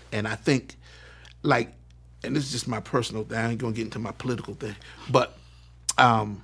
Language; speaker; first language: English; native; English